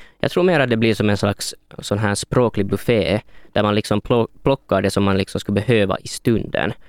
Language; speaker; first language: Swedish; native; Swedish